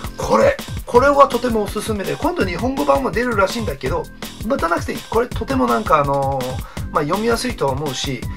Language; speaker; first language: Japanese; non-native, fluent; English